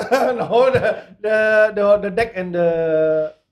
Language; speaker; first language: English; non-native, learner; Indonesian